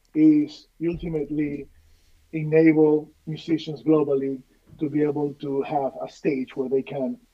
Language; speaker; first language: English; non-native, fluent; Spanish